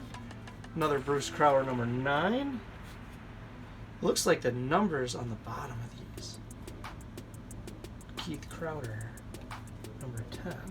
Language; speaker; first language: English; native; English